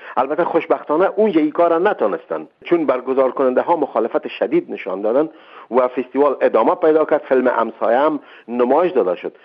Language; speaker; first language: Persian; native; Persian